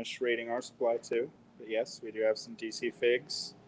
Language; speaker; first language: English; native; English